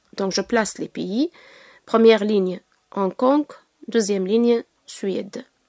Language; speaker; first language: French; non-native, local second language; Arabic